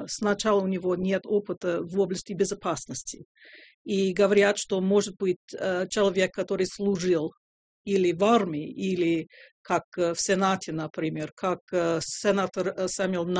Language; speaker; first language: Russian; non-native, fluent; English